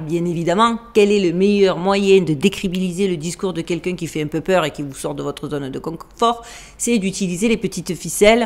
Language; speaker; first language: French; native; French